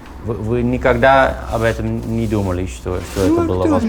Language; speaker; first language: Russian; non-native, learner; Dutch